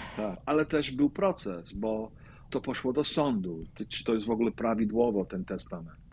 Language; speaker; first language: Polish; early bilingual, heritage; Polish